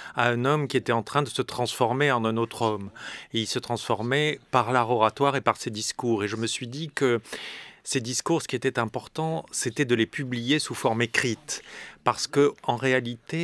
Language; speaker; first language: French; native; French